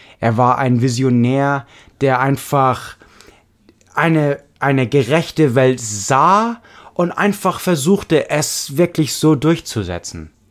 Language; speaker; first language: German; non-native, fluent; English